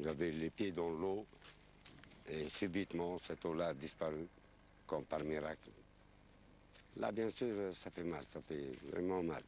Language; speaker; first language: French; non-native, local second language; Arabic